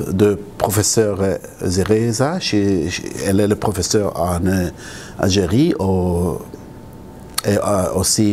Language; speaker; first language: French; non-native, local second language; Arabic